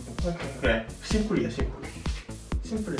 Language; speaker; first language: Korean; non-native, learner; Japanese